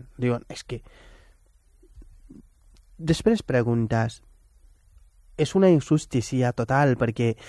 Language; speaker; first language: Catalan; non-native, fluent; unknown